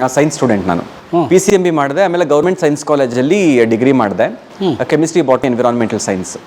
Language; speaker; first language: Kannada; non-native, local second language; Telugu